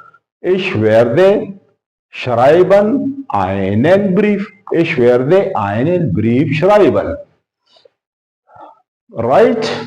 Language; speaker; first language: German; non-native, fluent; Urdu